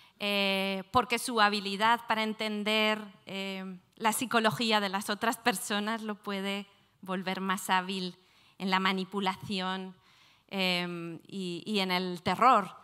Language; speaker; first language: Spanish; native; Spanish